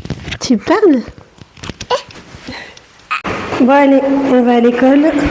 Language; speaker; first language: French; native; French